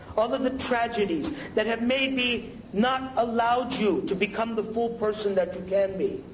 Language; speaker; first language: English; native; English